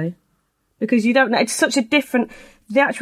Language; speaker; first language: English; native; English